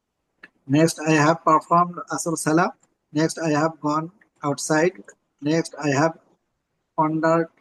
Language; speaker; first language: English; non-native, learner; Bangla